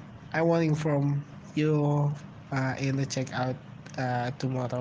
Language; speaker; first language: English; non-native, learner; Indonesian